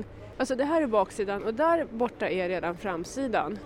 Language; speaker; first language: Swedish; native; Swedish